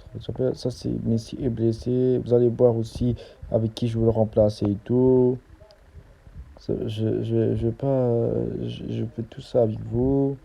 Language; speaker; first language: French; native; French